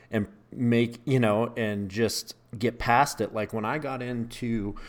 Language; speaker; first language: English; native; English